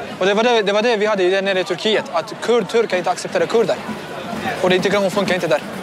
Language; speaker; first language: Swedish; non-native, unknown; Kurdish